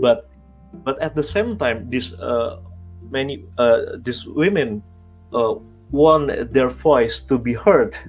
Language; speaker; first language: English; non-native, learner; Indonesian